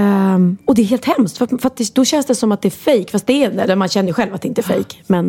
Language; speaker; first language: Swedish; native; Swedish